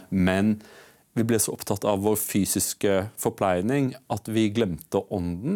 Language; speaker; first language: Norwegian; native; Norwegian